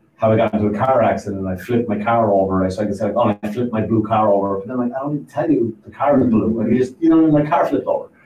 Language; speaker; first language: English; native; English